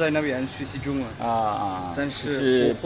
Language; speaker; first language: Chinese; non-native, fluent; Arabic